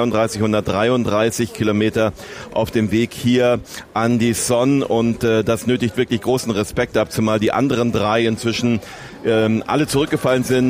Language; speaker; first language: German; native; German